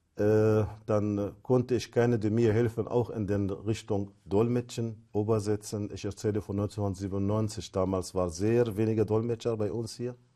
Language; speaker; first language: German; non-native, fluent; Arabic